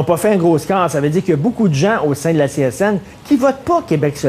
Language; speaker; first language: French; native; French